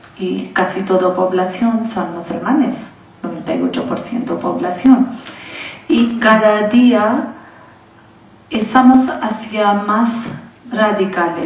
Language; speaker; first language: Spanish; non-native, learner; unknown